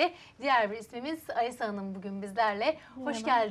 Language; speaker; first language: Turkish; native; Turkish